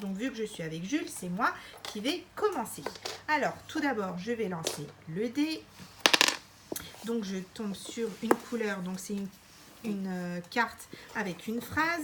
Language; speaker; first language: French; native; French